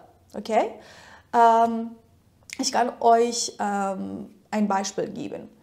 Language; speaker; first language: German; non-native, fluent; Persian